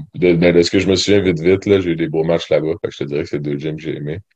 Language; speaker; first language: French; native; French